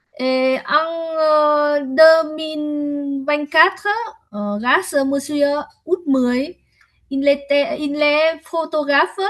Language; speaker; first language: French; non-native, learner; Vietnamese